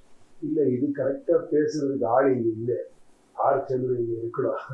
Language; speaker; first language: Tamil; non-native, learner; Kannada